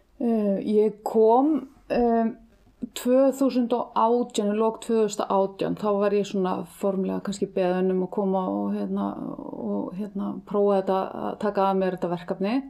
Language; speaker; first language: Icelandic; native; Icelandic